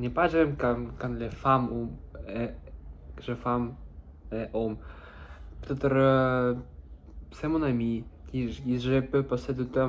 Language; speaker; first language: French; non-native, learner; Russian